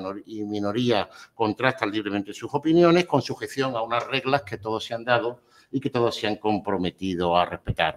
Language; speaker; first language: Spanish; native; Spanish